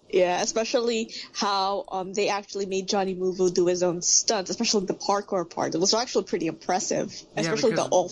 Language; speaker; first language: English; non-native, local second language; Filipino